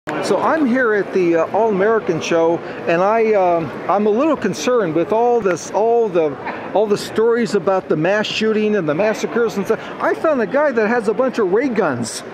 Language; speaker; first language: English; native; English